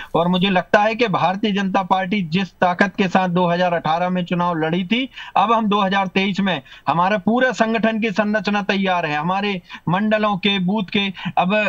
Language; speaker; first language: Hindi; native; Hindi